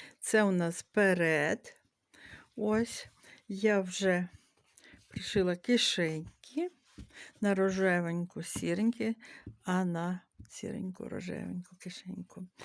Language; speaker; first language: Ukrainian; native; Ukrainian